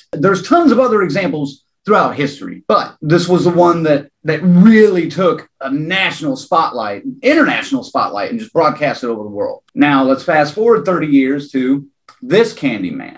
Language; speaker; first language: English; native; English